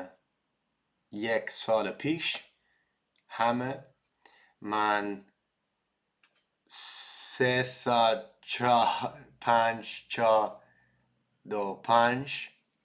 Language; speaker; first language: Persian; non-native, learner; Dutch